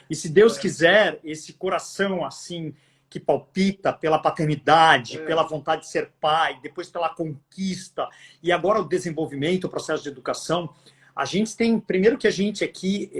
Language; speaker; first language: Portuguese; native; Portuguese